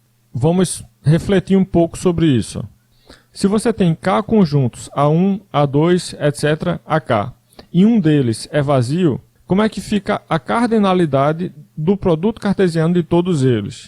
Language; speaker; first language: Portuguese; native; Portuguese